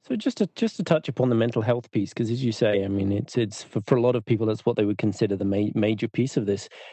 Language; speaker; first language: English; native; English